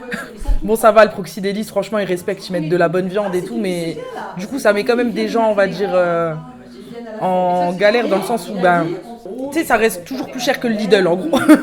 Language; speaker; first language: French; native; French